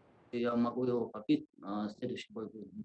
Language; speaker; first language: Russian; non-native, local second language; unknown